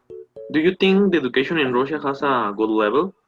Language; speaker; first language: English; non-native, learner; Spanish